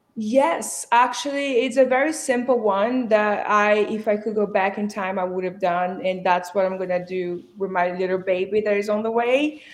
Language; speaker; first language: English; non-native, fluent; Portuguese